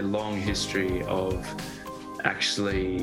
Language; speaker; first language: English; native; English